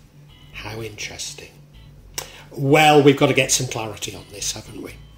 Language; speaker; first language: English; native; English